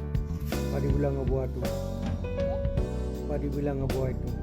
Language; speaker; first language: Indonesian; non-native, local second language; Achinese